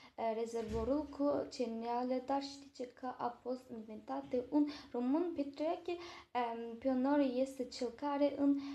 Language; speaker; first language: Romanian; non-native, learner; Azerbaijani